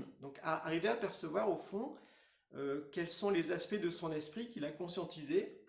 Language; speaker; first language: French; native; French